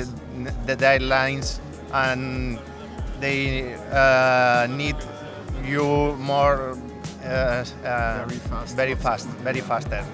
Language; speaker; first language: English; non-native, learner; Spanish